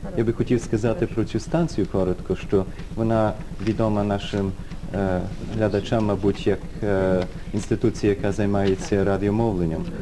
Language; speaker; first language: Ukrainian; early bilingual, heritage; Ukrainian